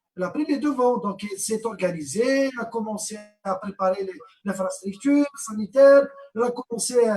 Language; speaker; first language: French; non-native, local second language; Arabic